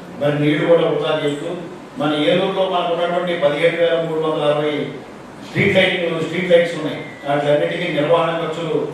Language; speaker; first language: Telugu; native; Telugu